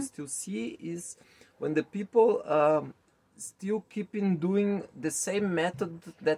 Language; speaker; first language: English; non-native, learner; Portuguese